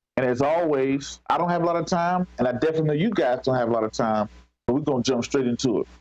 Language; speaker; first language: English; native; English